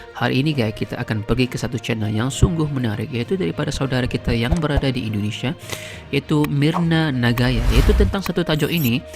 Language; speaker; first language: Malay; native; Malay